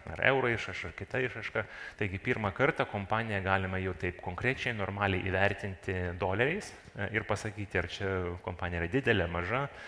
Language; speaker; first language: Lithuanian; non-native, local second language; Russian